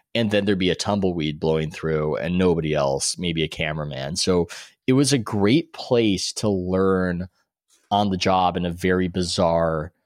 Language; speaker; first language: English; native; English